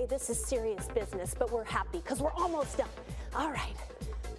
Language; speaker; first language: English; native; English